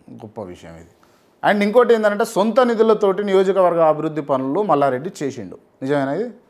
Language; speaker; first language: Telugu; native; Telugu